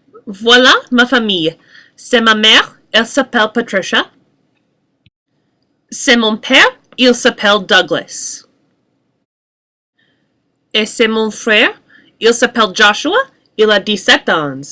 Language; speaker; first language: French; non-native, learner; English